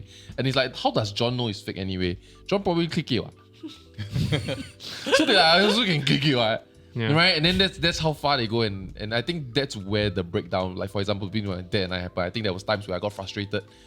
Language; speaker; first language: English; native; English